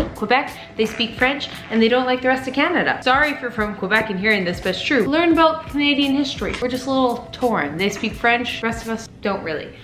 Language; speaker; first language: English; native; English